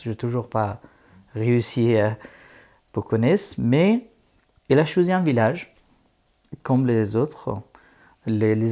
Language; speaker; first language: French; non-native, fluent; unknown